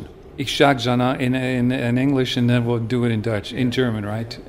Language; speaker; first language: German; non-native, learner; Dutch